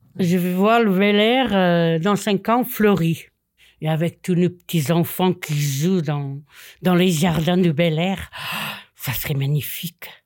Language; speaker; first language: French; non-native, fluent; Portuguese